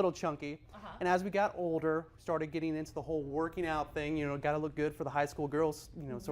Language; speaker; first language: English; native; English